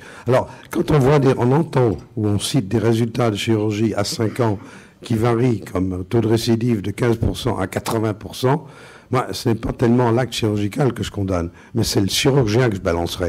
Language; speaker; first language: French; native; French